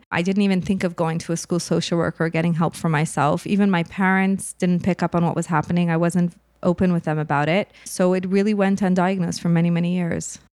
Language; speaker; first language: English; native; English